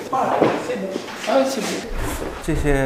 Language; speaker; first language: French; native; French